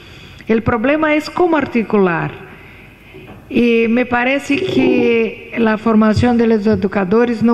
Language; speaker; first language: Spanish; non-native, fluent; Portuguese